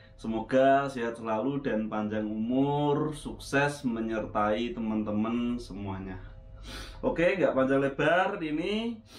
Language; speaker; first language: Indonesian; native; Indonesian